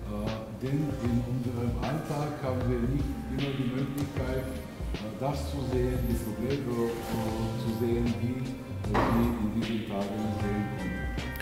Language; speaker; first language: German; non-native, fluent; Bulgarian